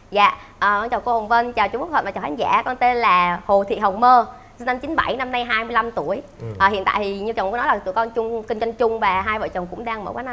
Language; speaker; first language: Vietnamese; native; Vietnamese